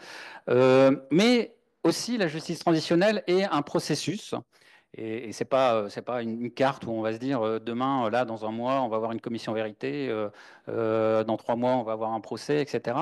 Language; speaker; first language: French; native; French